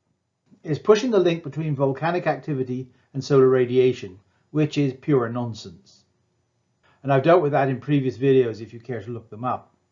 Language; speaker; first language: English; native; English